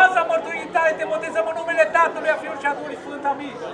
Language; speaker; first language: Romanian; native; Romanian